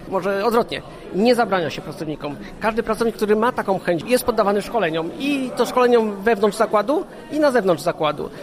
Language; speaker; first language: Polish; native; Polish